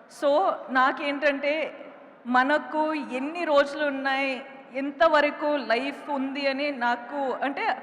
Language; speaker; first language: Telugu; non-native, local second language; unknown